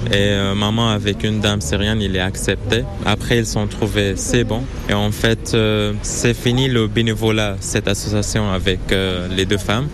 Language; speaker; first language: French; non-native, learner; Arabic